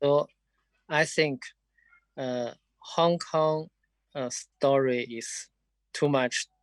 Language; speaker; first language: English; non-native, learner; Chinese